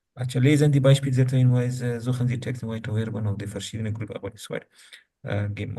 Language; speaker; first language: German; non-native, fluent; Urdu